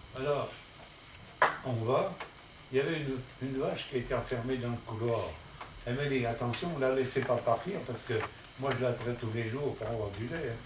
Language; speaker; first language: French; native; French